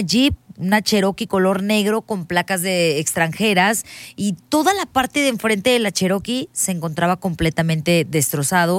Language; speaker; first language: Spanish; native; Spanish